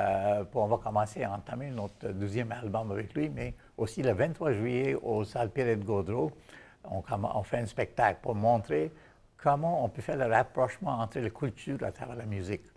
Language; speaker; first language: French; non-native, fluent; Bangla